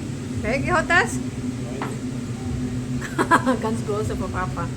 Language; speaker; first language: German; non-native, learner; Indonesian